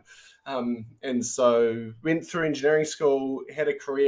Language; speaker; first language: English; native; English